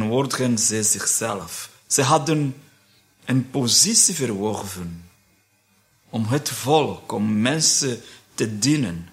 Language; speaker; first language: Dutch; non-native, fluent; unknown